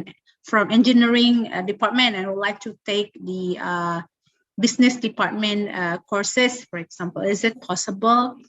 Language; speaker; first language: English; non-native, fluent; Indonesian